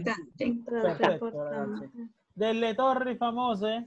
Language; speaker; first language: Italian; non-native, learner; Spanish